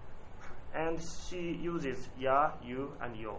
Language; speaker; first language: English; non-native, learner; Japanese